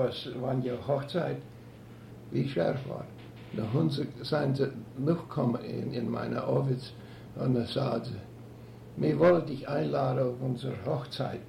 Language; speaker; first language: German; early bilingual, heritage; German